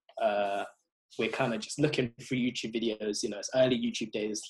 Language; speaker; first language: English; native; English